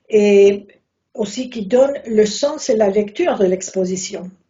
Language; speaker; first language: French; non-native, fluent; Spanish